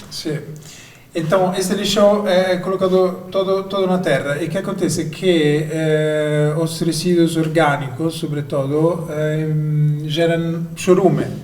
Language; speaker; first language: Portuguese; non-native, fluent; Italian